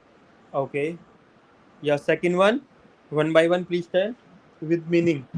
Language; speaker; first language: English; non-native, local second language; Hindi